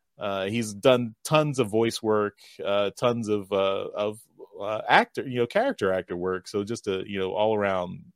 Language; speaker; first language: English; native; English